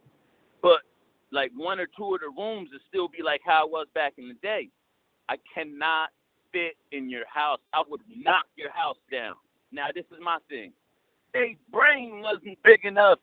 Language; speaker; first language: English; native; English